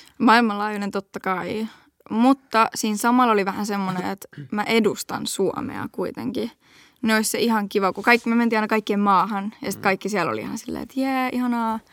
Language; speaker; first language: Finnish; early bilingual, heritage; Finnish